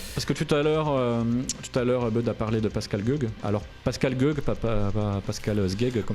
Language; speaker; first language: French; native; French